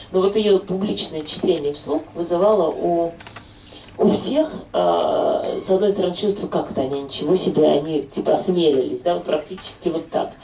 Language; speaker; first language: Russian; native; Russian